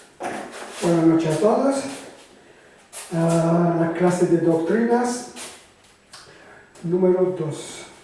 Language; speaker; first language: Spanish; non-native, fluent; French